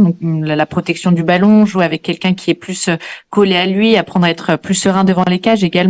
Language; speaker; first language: French; native; French